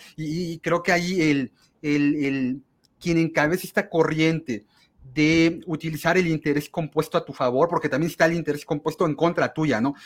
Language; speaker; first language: Spanish; native; Spanish